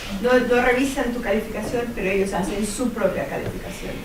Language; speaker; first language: Spanish; native; Spanish